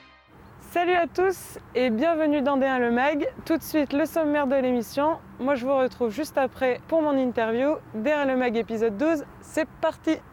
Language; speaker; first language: French; native; French